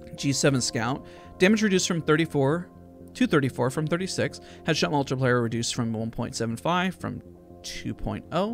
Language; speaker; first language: English; native; English